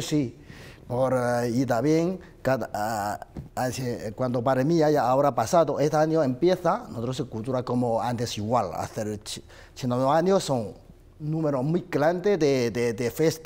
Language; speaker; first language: Spanish; non-native, learner; Chinese